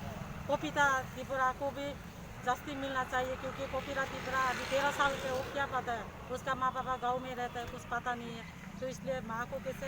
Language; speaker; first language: Hindi; non-native, local second language; Kok Borok